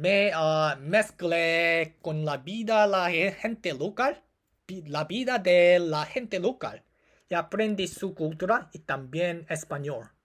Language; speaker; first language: Spanish; non-native, learner; Korean